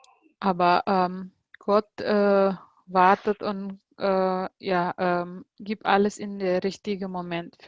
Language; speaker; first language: German; non-native, fluent; Indonesian